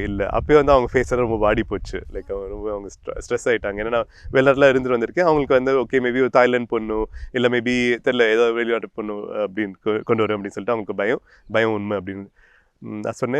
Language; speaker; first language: Tamil; native; Tamil